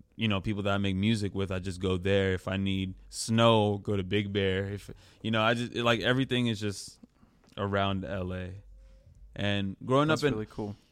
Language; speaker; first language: English; early bilingual, other home language; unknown